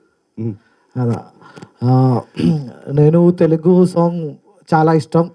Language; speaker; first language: Telugu; non-native, learner; Malayalam